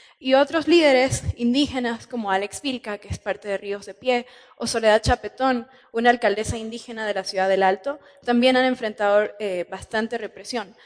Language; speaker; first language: Spanish; native; Spanish